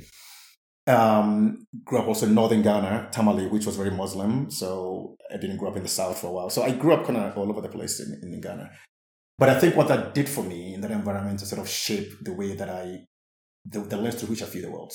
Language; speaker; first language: English; non-native, local second language; Akan